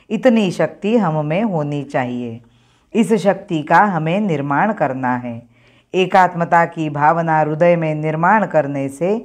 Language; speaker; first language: Hindi; non-native, local second language; Marathi